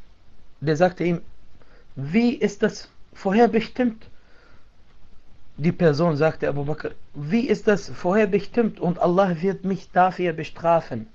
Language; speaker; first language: German; non-native, fluent; Arabic